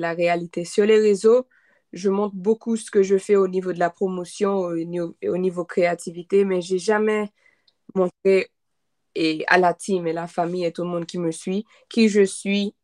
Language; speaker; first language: French; non-native, local second language; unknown